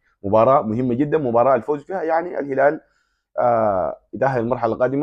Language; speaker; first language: Arabic; native; Arabic